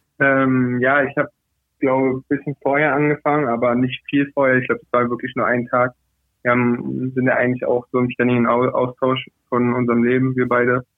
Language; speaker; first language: German; early bilingual, other home language; Portuguese